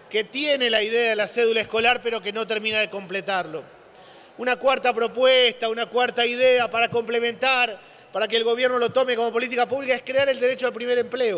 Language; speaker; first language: Spanish; native; Spanish